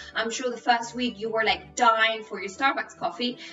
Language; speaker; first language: English; non-native, fluent; Spanish